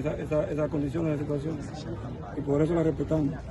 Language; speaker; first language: Spanish; native; Spanish